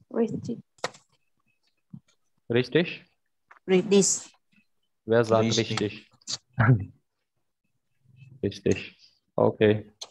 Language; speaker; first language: German; non-native, fluent; Khmer